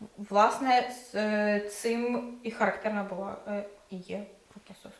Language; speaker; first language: Ukrainian; non-native, local second language; Russian